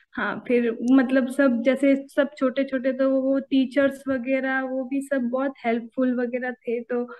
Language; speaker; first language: Hindi; native; Hindi